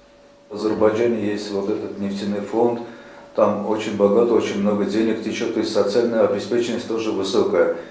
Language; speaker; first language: Russian; native; Russian